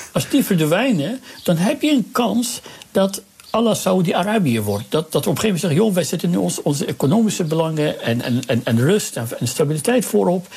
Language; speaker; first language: Dutch; non-native, fluent; Persian